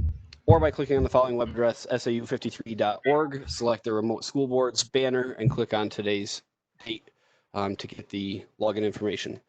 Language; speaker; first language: English; native; English